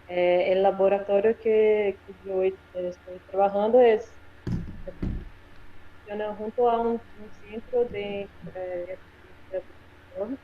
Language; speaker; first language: Spanish; non-native, learner; Portuguese